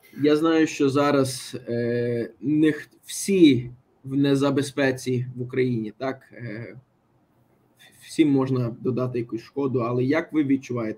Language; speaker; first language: Ukrainian; early bilingual, heritage; Ukrainian